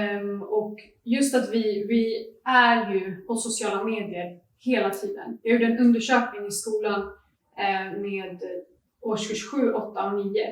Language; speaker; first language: Swedish; native; Swedish